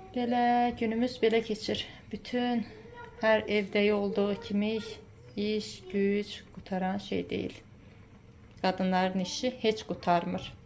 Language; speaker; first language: Azerbaijani; early bilingual, heritage; Azerbaijani